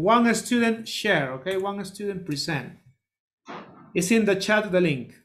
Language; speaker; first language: English; non-native, learner; Spanish